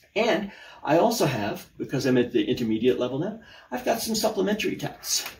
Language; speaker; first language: English; native; English